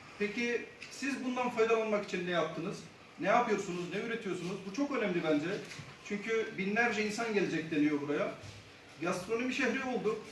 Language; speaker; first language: Turkish; native; Turkish